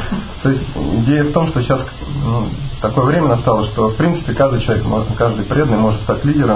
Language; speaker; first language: Russian; native; Russian